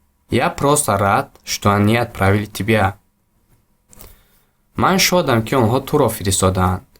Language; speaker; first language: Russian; non-native, local second language; Tajik